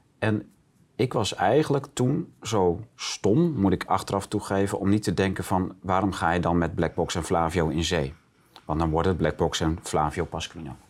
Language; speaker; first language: Dutch; native; Dutch